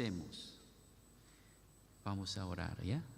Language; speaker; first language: Spanish; non-native, learner; Korean